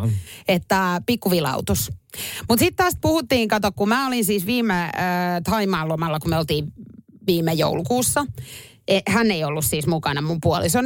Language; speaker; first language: Finnish; native; Finnish